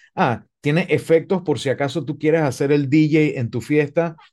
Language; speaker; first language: Spanish; native; Spanish